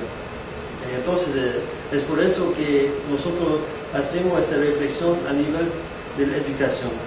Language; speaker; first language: Spanish; non-native, fluent; English